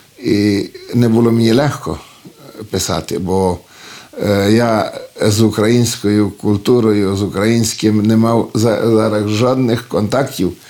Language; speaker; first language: Ukrainian; early bilingual, heritage; Ukrainian